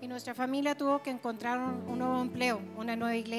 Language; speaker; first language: Spanish; native; Spanish